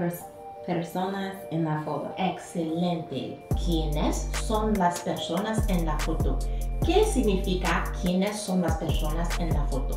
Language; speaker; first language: Spanish; non-native, fluent; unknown